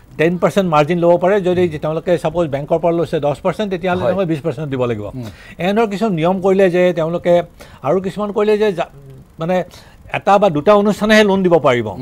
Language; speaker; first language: Assamese; native; Assamese